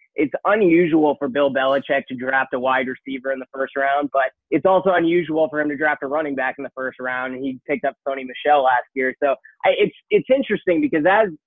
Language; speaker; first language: English; native; English